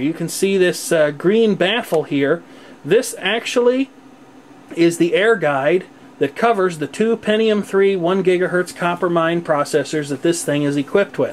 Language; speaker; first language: English; native; English